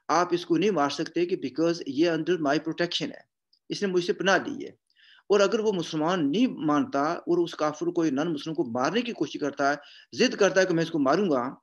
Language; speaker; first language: Urdu; non-native, local second language; Punjabi